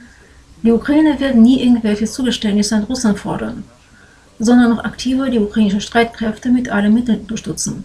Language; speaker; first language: German; non-native, fluent; Ukrainian